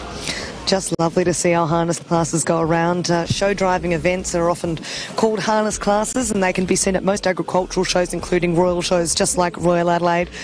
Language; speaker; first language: English; native; English